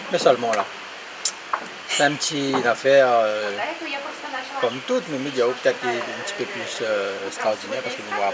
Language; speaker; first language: French; native; French